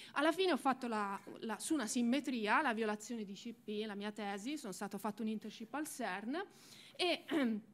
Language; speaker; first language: Italian; native; Italian